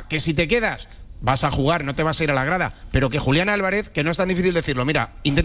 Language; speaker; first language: Spanish; native; Spanish